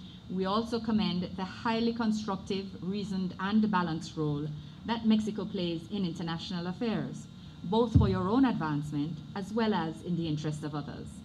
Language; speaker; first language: English; native; English